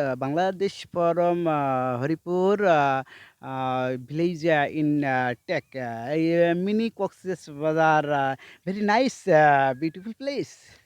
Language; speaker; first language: English; non-native, learner; Bangla